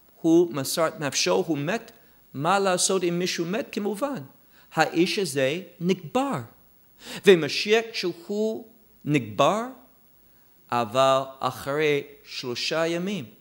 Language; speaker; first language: Hebrew; non-native, fluent; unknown